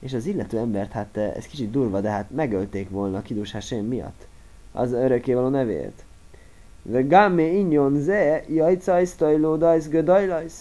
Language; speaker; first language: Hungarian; native; Hungarian